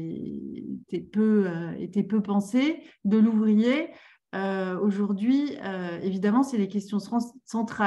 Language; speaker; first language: French; native; French